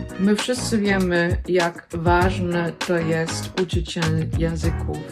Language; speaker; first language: Polish; non-native, learner; German